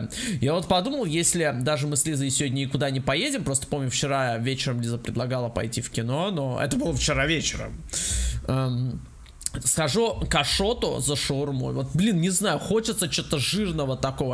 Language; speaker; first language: Russian; native; Russian